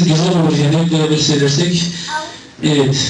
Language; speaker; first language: Turkish; early bilingual, heritage; Turkish